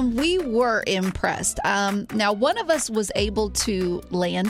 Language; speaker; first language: English; native; English